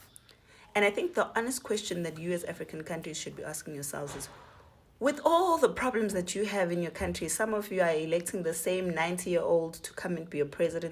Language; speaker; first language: English; non-native, local second language; Zulu